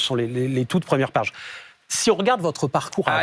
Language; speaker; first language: French; native; French